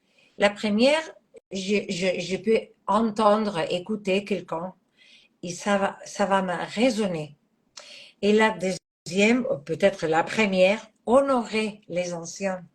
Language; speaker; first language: French; non-native, fluent; Catalan